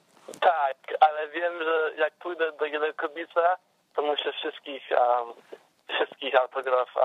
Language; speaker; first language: Polish; early bilingual, heritage; English